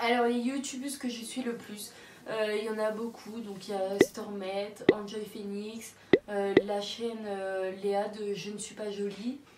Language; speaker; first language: French; native; French